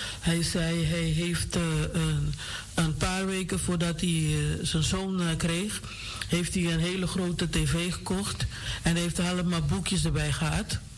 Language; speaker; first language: Dutch; non-native, local second language; Papiamento